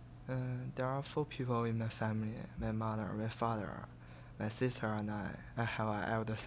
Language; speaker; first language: English; non-native, learner; Chinese